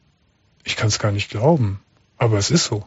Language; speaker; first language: German; native; German